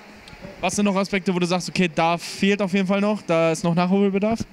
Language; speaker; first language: German; native; German